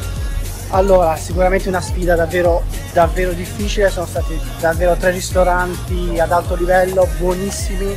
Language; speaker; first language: Italian; native; Italian